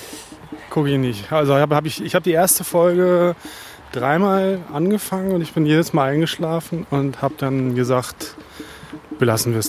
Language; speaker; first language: German; native; German